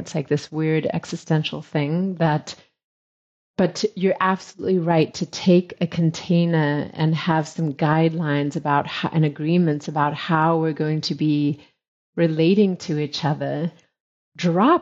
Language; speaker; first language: English; native; English